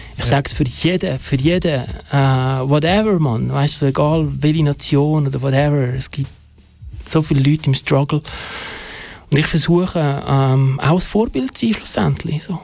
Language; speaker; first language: German; early bilingual, other home language; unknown